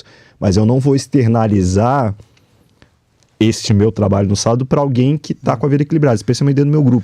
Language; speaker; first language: Portuguese; native; Portuguese